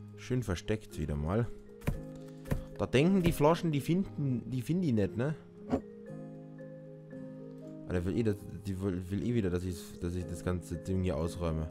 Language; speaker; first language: German; native; German